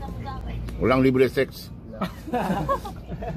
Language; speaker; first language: Filipino; non-native, fluent; Korean